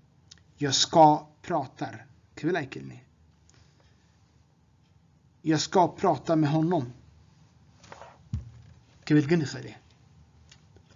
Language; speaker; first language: Swedish; non-native, fluent; Tigrinya